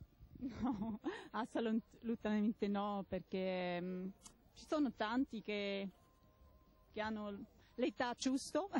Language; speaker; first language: Italian; non-native, learner; German